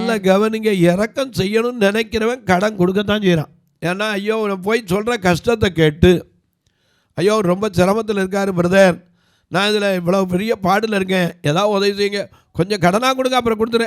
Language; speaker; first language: Tamil; native; Tamil